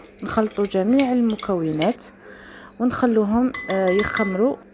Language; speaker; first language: Arabic; native; Arabic